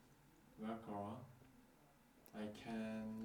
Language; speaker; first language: English; non-native, learner; Korean